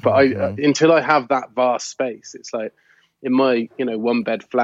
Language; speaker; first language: English; native; English